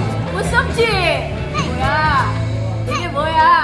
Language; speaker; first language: Korean; non-native, learner; Indonesian